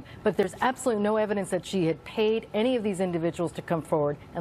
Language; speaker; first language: English; native; English